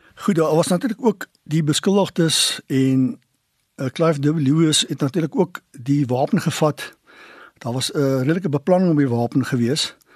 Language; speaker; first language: Afrikaans; native; Afrikaans